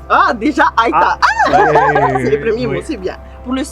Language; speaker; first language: French; native; French